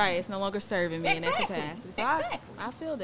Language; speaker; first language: English; native; English